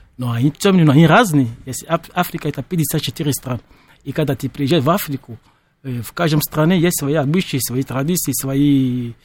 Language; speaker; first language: Russian; non-native, fluent; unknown